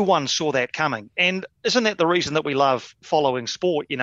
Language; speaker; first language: English; native; English